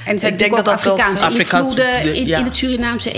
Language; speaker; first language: Dutch; native; Dutch